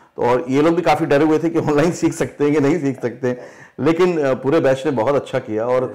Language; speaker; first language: Hindi; native; Hindi